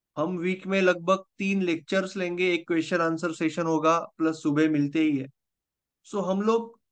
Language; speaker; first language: Hindi; non-native, local second language; Marathi